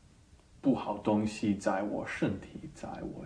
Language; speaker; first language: Chinese; non-native, learner; English